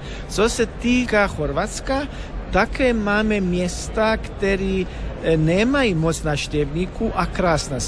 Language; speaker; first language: Czech; non-native, learner; Croatian